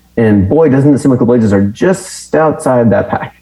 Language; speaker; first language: English; native; English